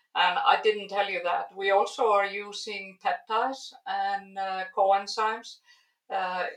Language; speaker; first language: English; non-native, fluent; Icelandic